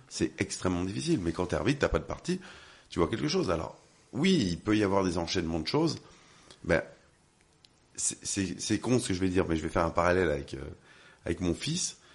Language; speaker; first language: French; native; French